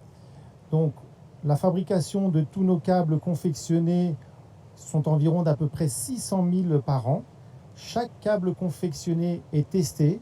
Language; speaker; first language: French; native; French